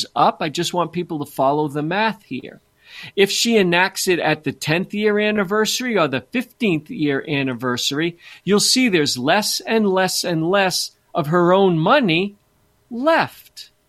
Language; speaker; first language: English; native; English